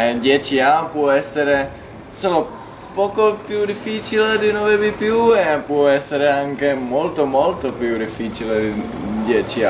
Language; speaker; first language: Italian; non-native, fluent; Czech